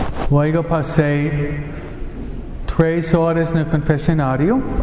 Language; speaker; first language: Spanish; non-native, fluent; English